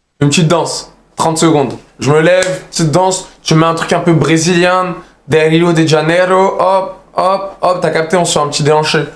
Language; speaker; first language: French; early bilingual, other home language; Arabic